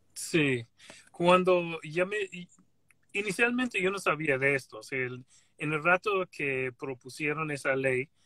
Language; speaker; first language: Spanish; non-native, fluent; English